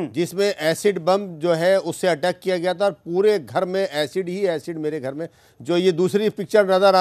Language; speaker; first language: Hindi; native; Hindi